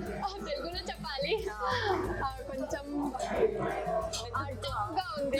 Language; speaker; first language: Telugu; non-native, learner; Hindi